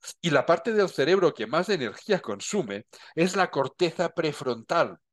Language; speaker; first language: Spanish; non-native, local second language; Catalan